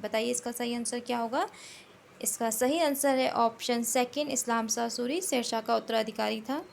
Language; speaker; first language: Hindi; native; Hindi